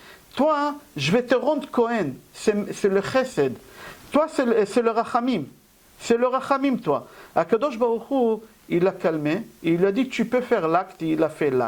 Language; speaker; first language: French; native; French